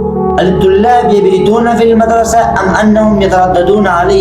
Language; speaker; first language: Arabic; non-native, learner; Urdu